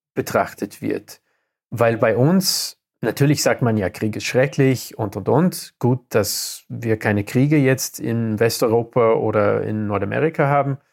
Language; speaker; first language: German; non-native, fluent; English